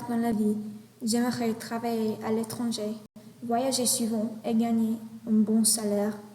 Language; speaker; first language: French; non-native, learner; English